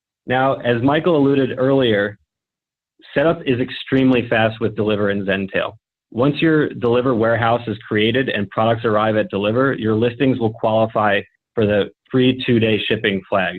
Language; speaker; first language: English; native; English